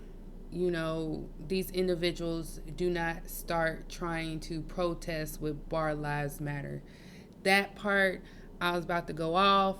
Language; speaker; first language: English; native; English